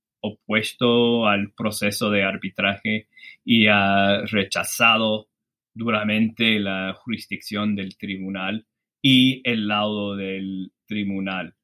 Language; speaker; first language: Spanish; non-native, fluent; English